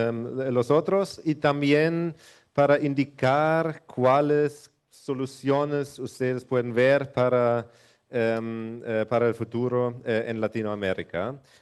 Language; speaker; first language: Spanish; non-native, fluent; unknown